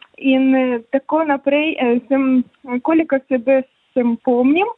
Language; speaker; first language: Slovenian; non-native, learner; Ukrainian